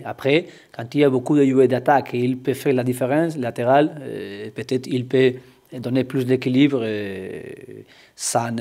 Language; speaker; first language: French; non-native, learner; Spanish